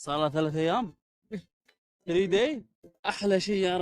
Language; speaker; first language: Arabic; native; Arabic